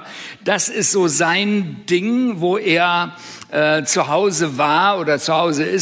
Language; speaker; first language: German; native; German